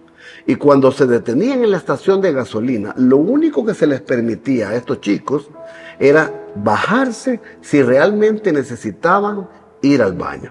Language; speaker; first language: Spanish; native; Spanish